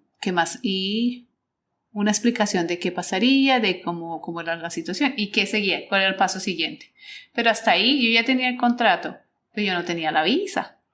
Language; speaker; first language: Spanish; native; Spanish